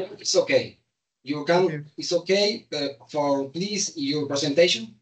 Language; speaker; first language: English; non-native, learner; Spanish